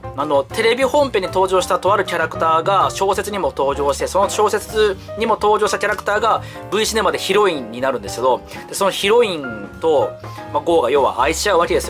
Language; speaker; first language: Japanese; native; Japanese